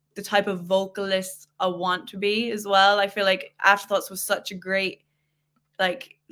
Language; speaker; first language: English; native; English